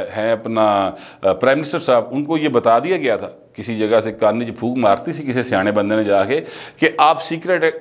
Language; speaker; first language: Urdu; non-native, local second language; Punjabi